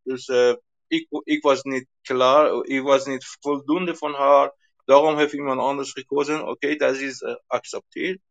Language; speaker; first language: Dutch; non-native, learner; Persian